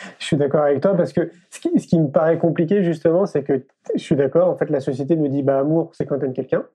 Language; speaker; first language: French; native; French